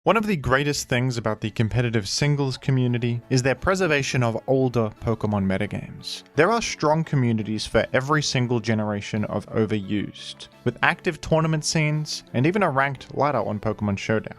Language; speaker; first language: English; native; English